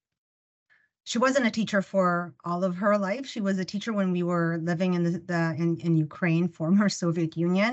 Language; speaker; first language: English; non-native, fluent; Russian